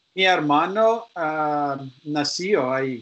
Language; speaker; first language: Spanish; non-native, learner; English